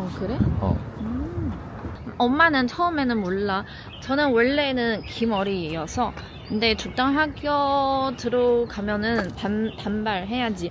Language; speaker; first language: Korean; non-native, learner; Chinese